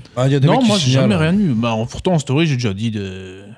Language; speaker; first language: French; native; French